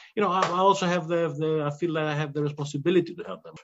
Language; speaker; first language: English; non-native, fluent; Greek